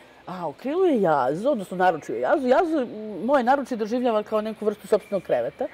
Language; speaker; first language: Serbian; native; Serbian